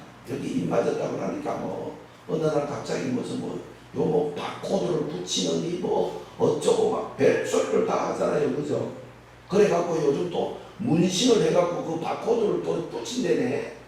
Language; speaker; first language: Korean; native; Korean